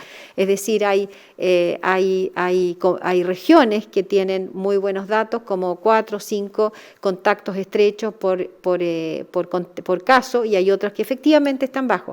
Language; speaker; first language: Spanish; native; Spanish